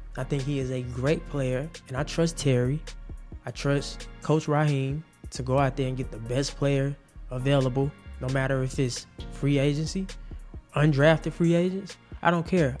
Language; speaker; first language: English; native; English